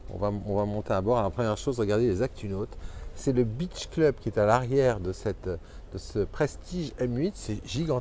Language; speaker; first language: French; native; French